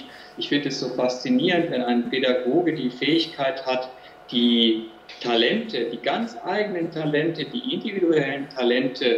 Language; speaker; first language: German; native; German